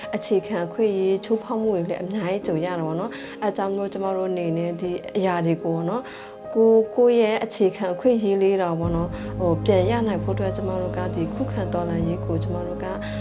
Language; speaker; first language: Burmese; non-native, local second language; Western Kayah